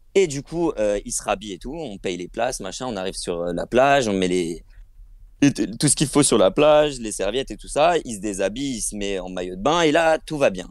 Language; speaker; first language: French; native; French